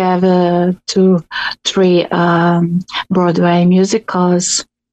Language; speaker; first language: English; non-native, learner; Croatian